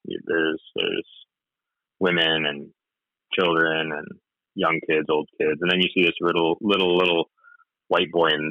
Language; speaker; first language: English; native; English